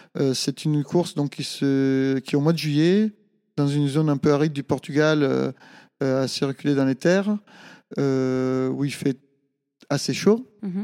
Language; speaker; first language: French; non-native, fluent; Italian